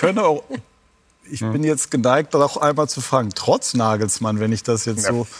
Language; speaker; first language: German; native; German